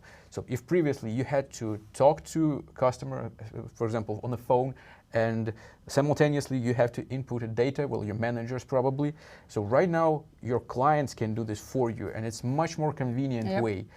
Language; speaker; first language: English; non-native, fluent; Russian